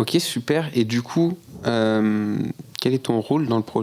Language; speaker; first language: French; native; French